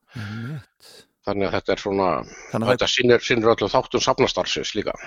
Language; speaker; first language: Icelandic; native; Icelandic